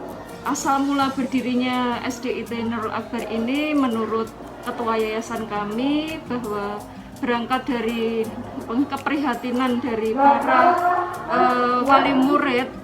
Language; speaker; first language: Indonesian; native; Indonesian